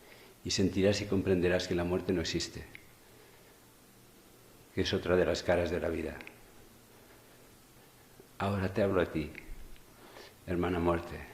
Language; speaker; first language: Spanish; native; Spanish